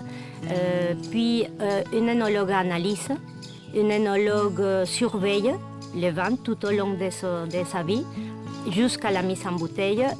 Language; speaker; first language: French; non-native, fluent; Spanish